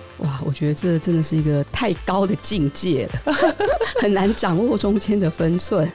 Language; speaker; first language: Chinese; native; Chinese